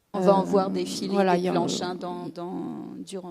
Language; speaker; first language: French; native; French